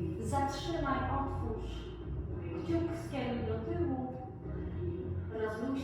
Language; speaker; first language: Polish; native; Polish